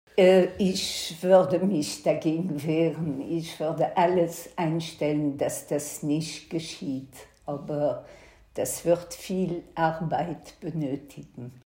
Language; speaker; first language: German; non-native, fluent; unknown